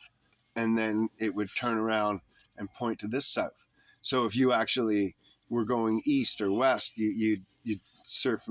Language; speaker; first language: English; native; English